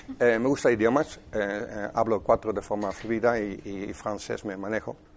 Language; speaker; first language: Spanish; non-native, fluent; Dutch